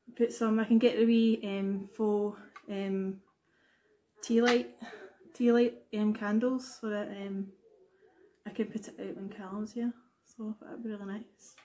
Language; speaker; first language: English; native; English